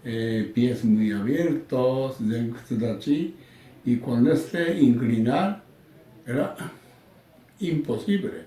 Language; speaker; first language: Spanish; non-native, learner; Japanese